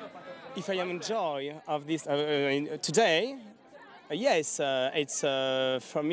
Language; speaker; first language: English; non-native, learner; French